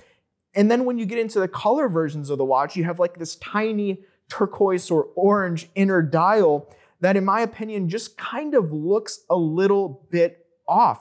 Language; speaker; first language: English; native; English